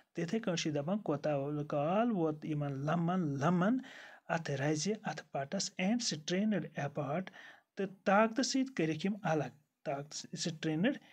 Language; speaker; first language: English; non-native, local second language; Kashmiri